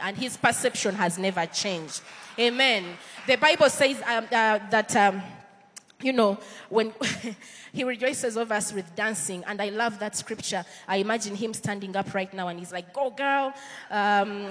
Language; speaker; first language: English; non-native, local second language; Ganda